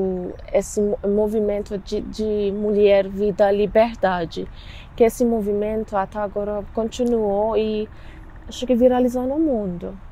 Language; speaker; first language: Portuguese; non-native, learner; Persian